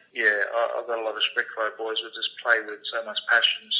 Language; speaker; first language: English; early bilingual, other home language; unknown